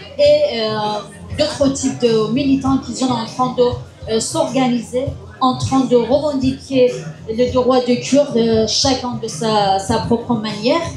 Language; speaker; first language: French; non-native, fluent; Kurdish